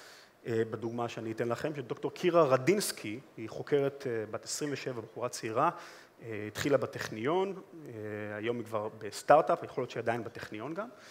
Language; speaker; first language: Hebrew; native; Hebrew